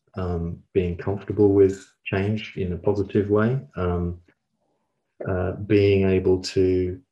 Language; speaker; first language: English; native; English